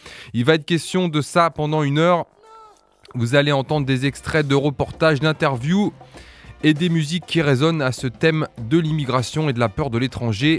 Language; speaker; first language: French; native; French